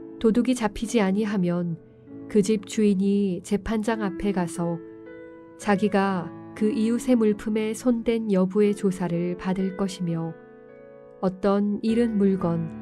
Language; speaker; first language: Korean; native; Korean